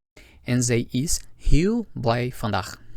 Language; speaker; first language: Dutch; non-native, fluent; Portuguese